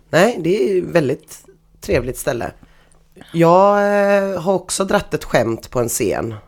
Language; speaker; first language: Swedish; native; Swedish